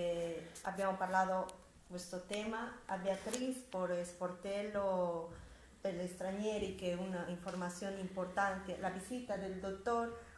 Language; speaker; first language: Italian; non-native, fluent; Spanish